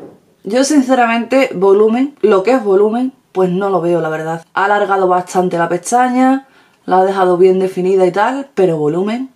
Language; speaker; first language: Spanish; native; Spanish